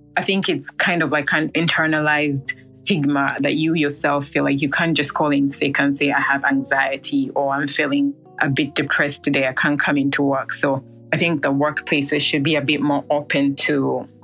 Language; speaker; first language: English; non-native, local second language; Ganda